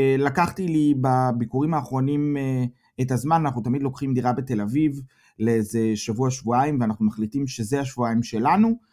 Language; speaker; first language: Hebrew; native; Hebrew